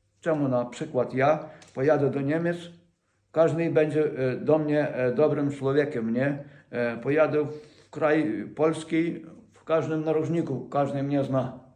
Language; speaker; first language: Polish; non-native, fluent; Ukrainian